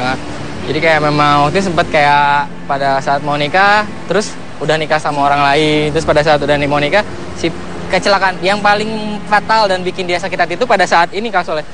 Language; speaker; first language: Indonesian; non-native, local second language; Sundanese